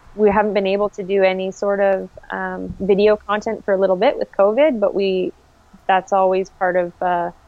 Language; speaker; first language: English; native; English